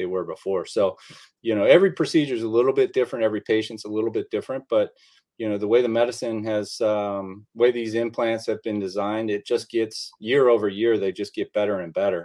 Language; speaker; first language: English; native; English